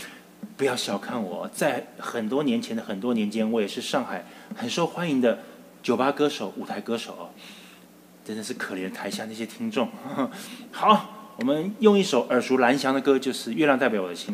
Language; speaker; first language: Chinese; native; Chinese